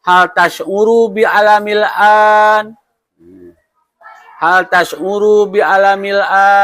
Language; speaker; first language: Arabic; non-native, local second language; Indonesian